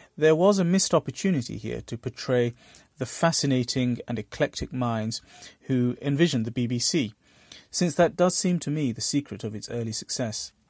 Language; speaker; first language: English; early bilingual, other home language; Bangla